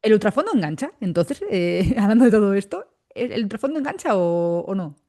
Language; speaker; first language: Spanish; native; Spanish